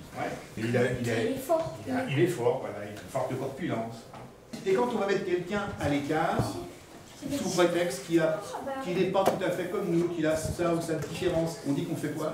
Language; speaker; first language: French; native; French